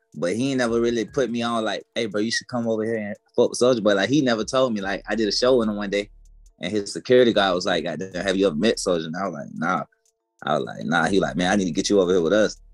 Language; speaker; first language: English; native; English